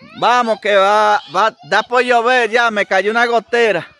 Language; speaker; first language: Spanish; native; Spanish